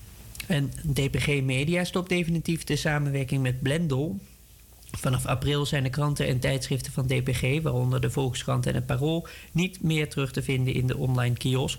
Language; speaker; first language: Dutch; native; Dutch